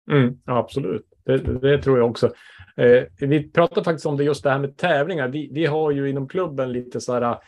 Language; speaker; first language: Swedish; native; Swedish